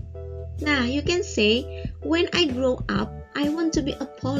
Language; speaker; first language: English; non-native, learner; Indonesian